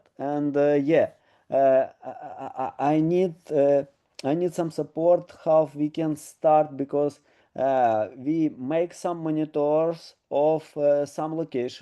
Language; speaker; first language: English; non-native, learner; Ukrainian